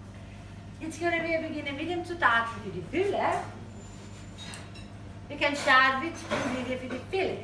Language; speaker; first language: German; non-native, fluent; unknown